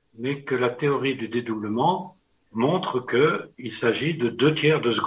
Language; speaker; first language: French; native; French